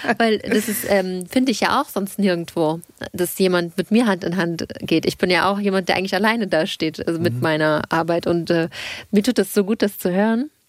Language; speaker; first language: German; native; German